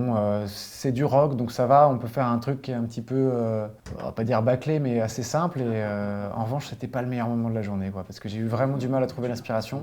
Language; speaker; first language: French; native; French